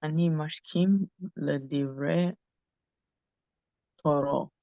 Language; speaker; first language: Hebrew; non-native, learner; English